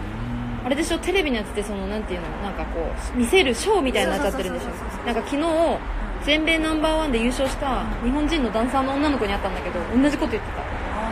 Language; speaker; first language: Japanese; native; Japanese